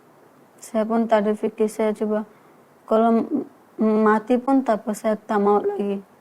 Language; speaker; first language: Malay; non-native, learner; Bangla